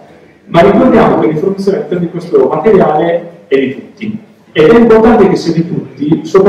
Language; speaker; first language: Italian; native; Italian